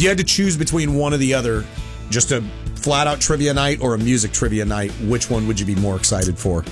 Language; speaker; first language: English; native; English